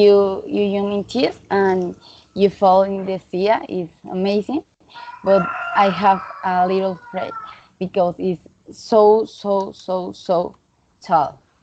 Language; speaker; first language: English; non-native, learner; Spanish